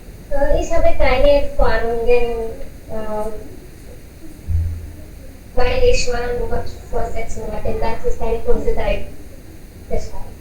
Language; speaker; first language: German; non-native, learner; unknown